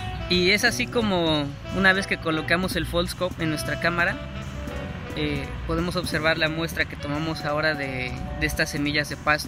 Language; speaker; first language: Spanish; native; Spanish